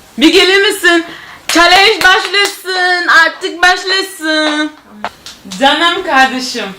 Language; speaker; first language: Turkish; non-native, fluent; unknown